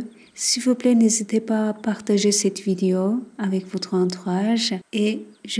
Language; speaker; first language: French; non-native, fluent; Turkish